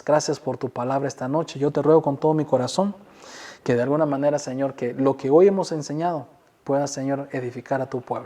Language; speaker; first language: Spanish; native; Spanish